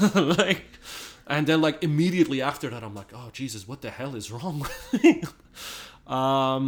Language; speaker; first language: English; native; English